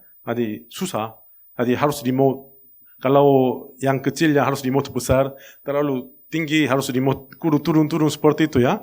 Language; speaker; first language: Indonesian; non-native, fluent; Korean